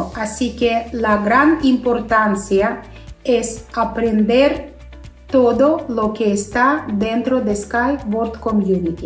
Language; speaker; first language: Spanish; non-native, fluent; Russian